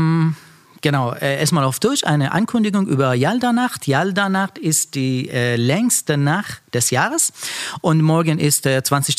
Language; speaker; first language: German; non-native, learner; Persian